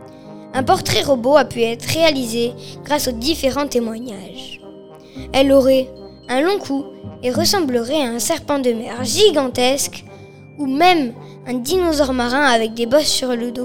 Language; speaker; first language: French; native; French